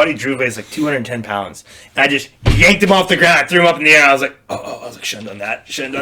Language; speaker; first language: English; native; English